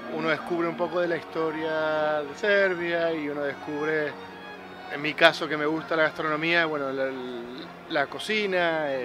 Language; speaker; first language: Spanish; native; Spanish